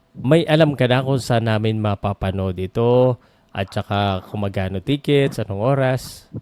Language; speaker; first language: Filipino; native; Filipino